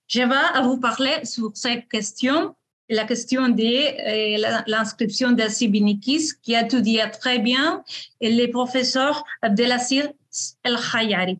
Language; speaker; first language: French; non-native, fluent; Spanish